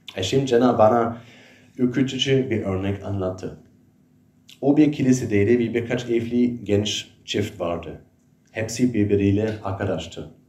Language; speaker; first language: Turkish; non-native, fluent; German